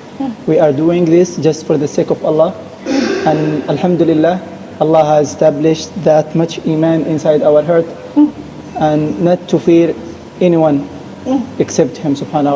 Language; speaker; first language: English; non-native, fluent; Arabic